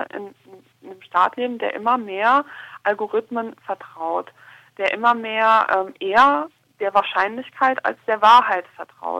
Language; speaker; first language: German; native; German